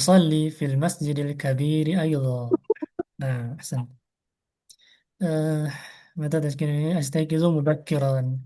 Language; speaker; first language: Arabic; non-native, fluent; Indonesian